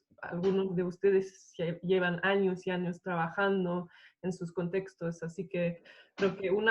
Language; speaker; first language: Spanish; non-native, fluent; English